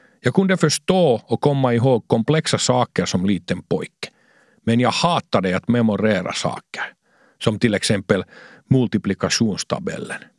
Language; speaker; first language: Swedish; non-native, local second language; Finnish